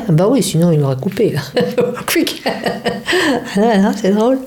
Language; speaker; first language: French; native; French